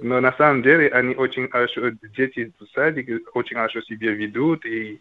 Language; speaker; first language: Russian; non-native, learner; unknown